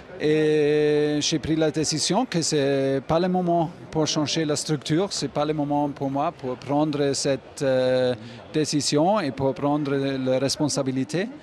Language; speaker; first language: French; non-native, fluent; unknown